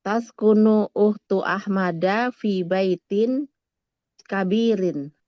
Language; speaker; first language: Arabic; non-native, learner; Indonesian